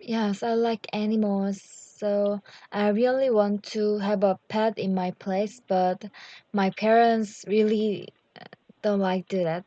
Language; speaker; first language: English; non-native, learner; Korean